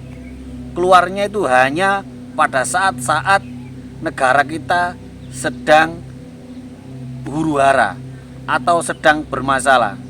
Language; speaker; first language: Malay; non-native, local second language; Javanese